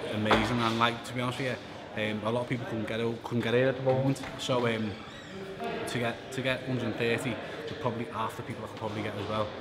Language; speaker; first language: English; native; English